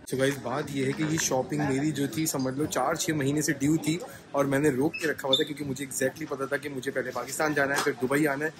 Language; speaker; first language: Urdu; native; Urdu